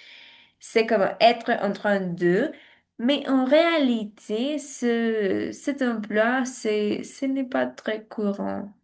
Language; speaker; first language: French; non-native, learner; Spanish